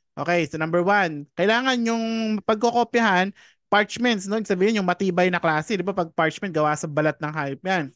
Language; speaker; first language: Filipino; native; Filipino